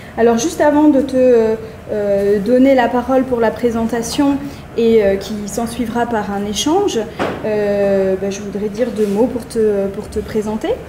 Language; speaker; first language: French; native; French